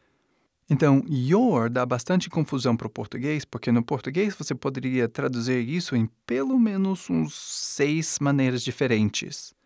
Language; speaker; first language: Portuguese; non-native, fluent; English